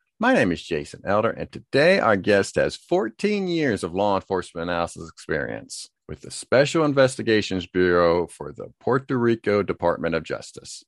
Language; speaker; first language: English; native; English